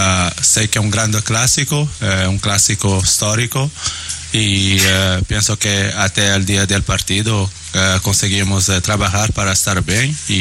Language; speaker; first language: Spanish; non-native, learner; Portuguese